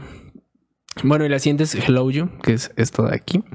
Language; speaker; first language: Spanish; native; Spanish